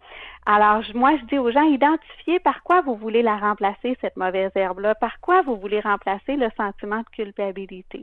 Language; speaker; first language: French; native; French